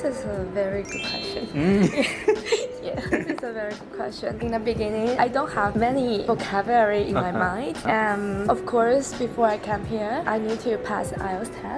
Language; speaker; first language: English; non-native, fluent; Chinese